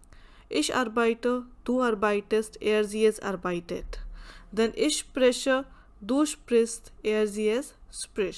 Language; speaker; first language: German; non-native, fluent; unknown